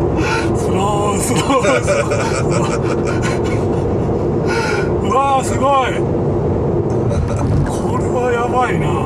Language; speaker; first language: Japanese; native; Japanese